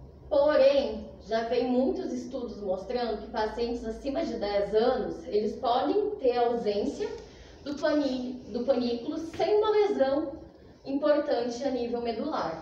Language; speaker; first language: Portuguese; native; Portuguese